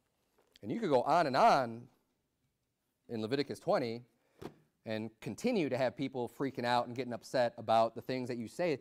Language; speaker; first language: English; native; English